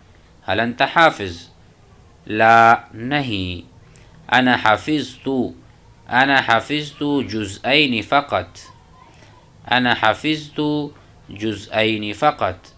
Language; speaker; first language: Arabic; non-native, fluent; Urdu